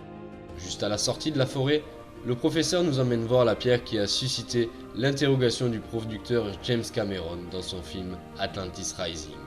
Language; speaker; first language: French; native; French